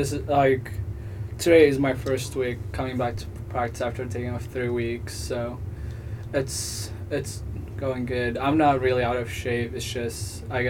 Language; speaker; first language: English; non-native, fluent; Tigrinya